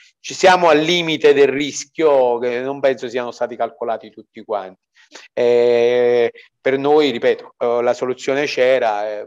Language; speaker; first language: Italian; native; Italian